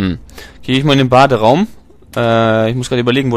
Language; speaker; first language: German; native; German